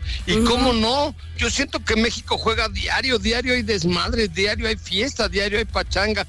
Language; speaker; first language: Spanish; native; Spanish